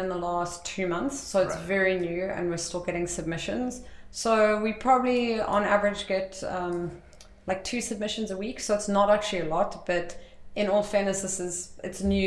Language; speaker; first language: English; native; English